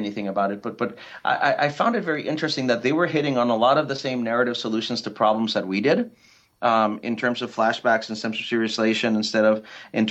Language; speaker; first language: English; early bilingual, other home language; Spanish